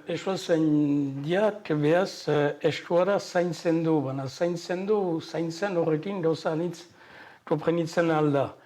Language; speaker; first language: Basque; native; Basque